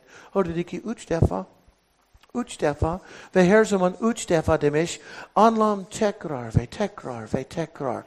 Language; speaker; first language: Turkish; non-native, fluent; English